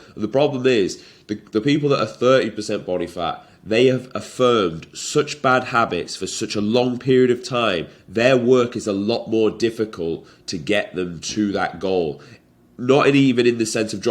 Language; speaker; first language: English; native; English